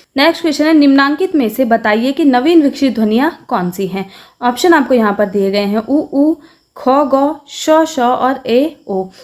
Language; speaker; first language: Hindi; native; Hindi